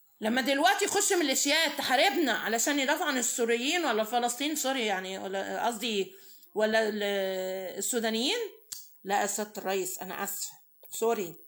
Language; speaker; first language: Egyptian Arabic; native; Egyptian Arabic